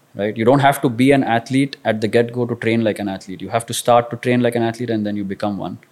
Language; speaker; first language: English; non-native, local second language; Marathi